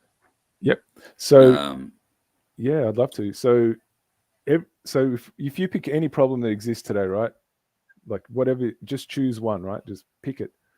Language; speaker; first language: English; native; English